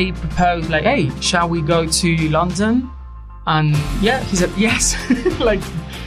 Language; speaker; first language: English; non-native, fluent; Spanish